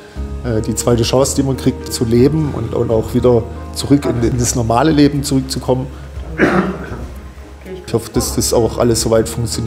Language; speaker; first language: German; native; German